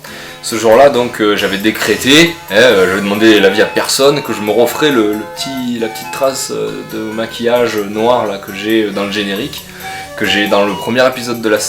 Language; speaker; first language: French; native; French